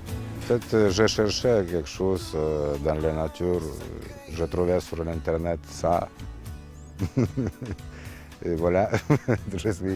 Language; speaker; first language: French; non-native, learner; Lithuanian